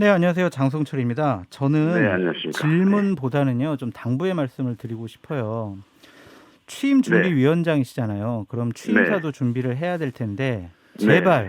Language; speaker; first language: Korean; native; Korean